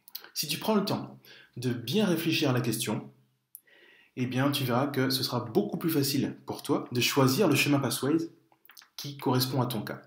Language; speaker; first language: French; native; French